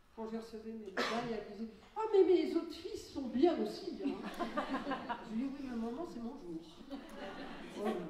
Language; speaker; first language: French; early bilingual, other home language; Catalan